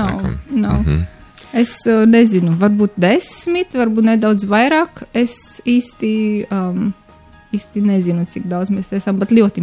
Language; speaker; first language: Latvian; non-native, learner; Romanian